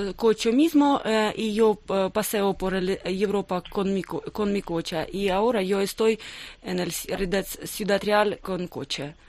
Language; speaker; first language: Spanish; non-native, learner; Russian